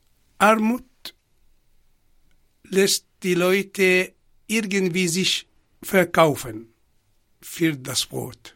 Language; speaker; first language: German; non-native, fluent; Arabic